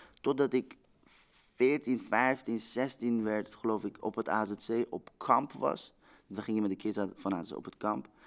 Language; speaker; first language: Dutch; early bilingual, other home language; Persian